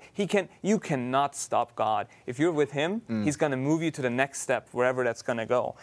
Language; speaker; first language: English; non-native, fluent; German